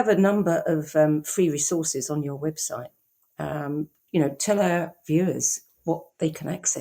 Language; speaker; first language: English; native; English